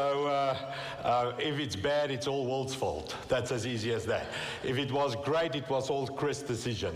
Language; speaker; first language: English; non-native, local second language; Afrikaans